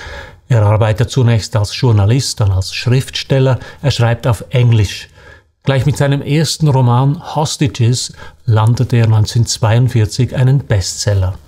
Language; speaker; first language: German; native; German